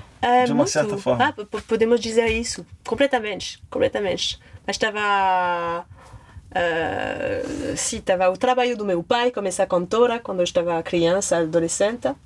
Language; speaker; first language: Portuguese; non-native, learner; French